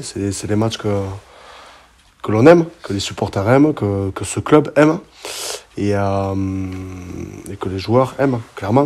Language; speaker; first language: French; native; French